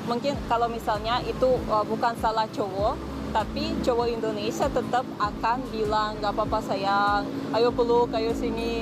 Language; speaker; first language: Indonesian; non-native, fluent; Russian